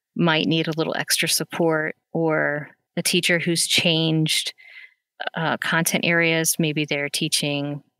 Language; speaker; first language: English; native; English